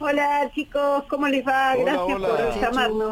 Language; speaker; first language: Spanish; native; Spanish